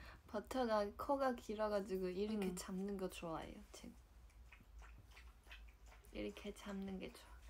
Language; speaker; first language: Korean; non-native, fluent; Chinese